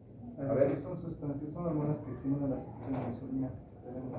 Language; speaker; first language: Spanish; native; Spanish